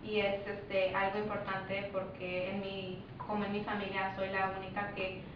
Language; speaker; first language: Spanish; early bilingual, other home language; English